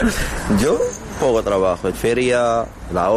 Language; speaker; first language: Spanish; non-native, learner; Arabic